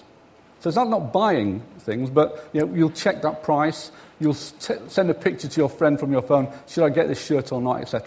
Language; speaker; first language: English; native; English